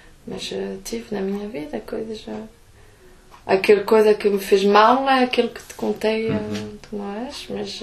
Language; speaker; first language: Portuguese; early bilingual, heritage; Portuguese